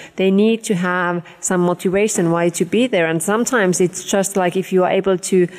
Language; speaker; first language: English; non-native, fluent; Finnish